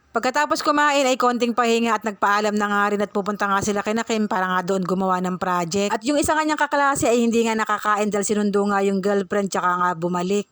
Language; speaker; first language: Filipino; native; Filipino